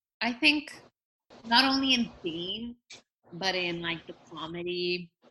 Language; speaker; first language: English; early bilingual, other home language; Spanish